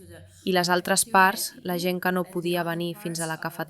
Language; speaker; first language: Catalan; non-native, fluent; Armenian